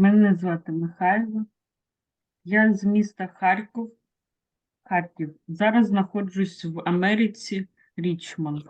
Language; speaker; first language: Ukrainian; non-native, local second language; Russian